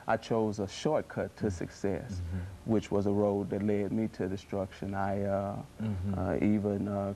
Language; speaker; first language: English; native; English